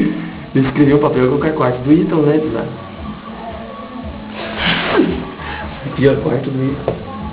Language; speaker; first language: Portuguese; native; Portuguese